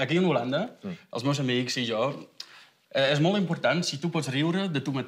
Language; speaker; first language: Catalan; non-native, fluent; Dutch